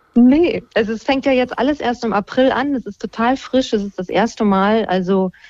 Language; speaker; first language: German; non-native, fluent; Spanish